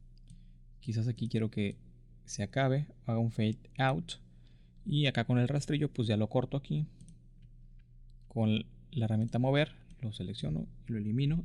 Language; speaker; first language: Spanish; native; Spanish